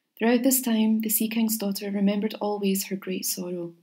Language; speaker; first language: English; native; English